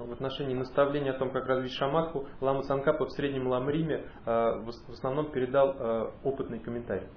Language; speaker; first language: Russian; native; Russian